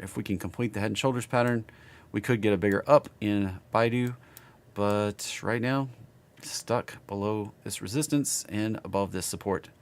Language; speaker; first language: English; native; English